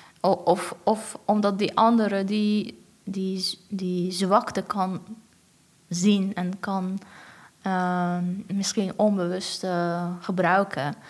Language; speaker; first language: Dutch; non-native, fluent; Persian